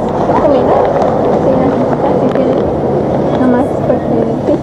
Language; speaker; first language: Spanish; early bilingual, heritage; Spanish